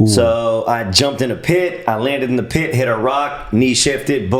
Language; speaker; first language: English; native; English